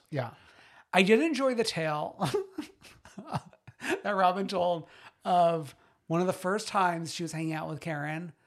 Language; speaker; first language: English; early bilingual, other home language; Italian